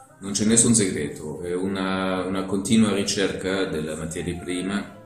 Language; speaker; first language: Italian; non-native, fluent; German